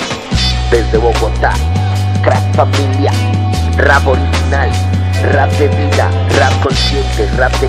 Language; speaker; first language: Spanish; native; Spanish